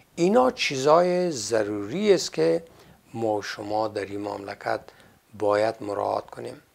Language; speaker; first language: Persian; native; Persian